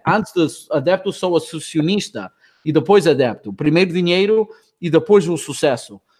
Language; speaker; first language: Portuguese; early bilingual, other home language; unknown